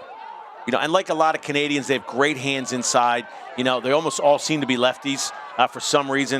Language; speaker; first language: English; native; English